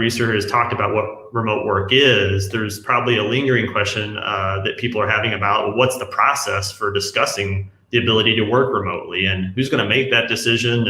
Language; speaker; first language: English; native; English